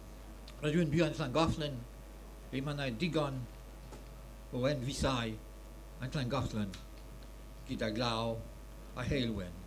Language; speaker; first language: Welsh; non-native, learner; French